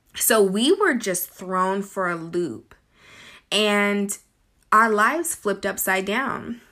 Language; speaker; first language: English; native; English